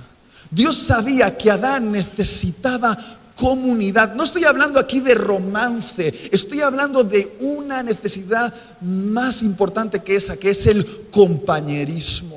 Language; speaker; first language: Spanish; native; Spanish